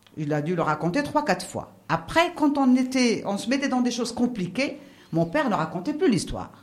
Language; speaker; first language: French; non-native, local second language; Arabic